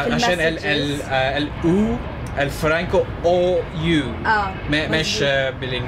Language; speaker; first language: Arabic; non-native, learner; English